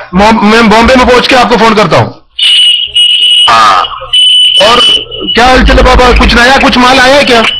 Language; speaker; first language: Hindi; non-native, local second language; Malayalam